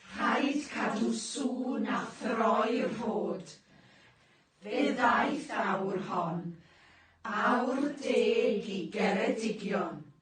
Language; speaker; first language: Welsh; native; Welsh